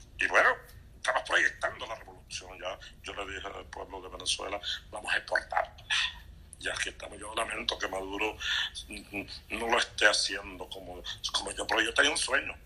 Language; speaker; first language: Spanish; native; Spanish